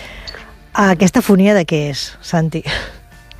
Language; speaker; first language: Catalan; native; Catalan